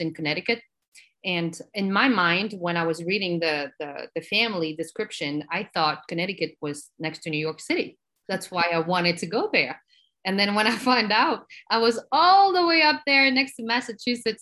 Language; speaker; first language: English; non-native, fluent; Arabic